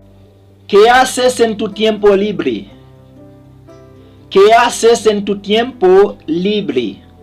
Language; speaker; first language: Spanish; non-native, learner; Haitian Creole